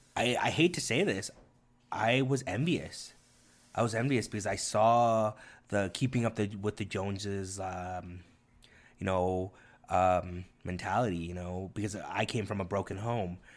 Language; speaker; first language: English; non-native, fluent; Korean